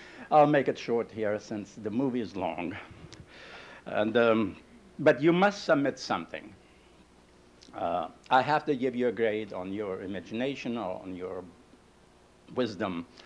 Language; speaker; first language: English; non-native, fluent; Lithuanian